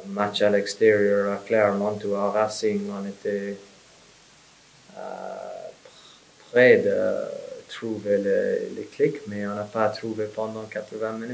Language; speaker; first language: French; non-native, fluent; English